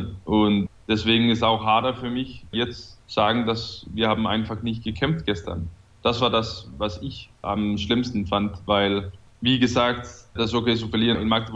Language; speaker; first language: German; non-native, fluent; Danish